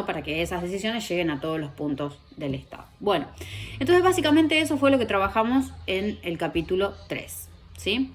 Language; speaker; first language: Spanish; native; Spanish